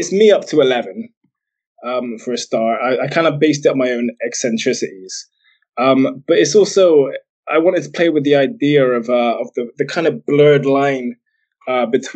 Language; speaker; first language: English; native; English